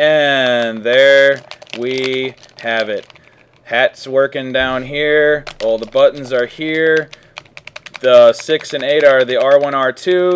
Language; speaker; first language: English; native; English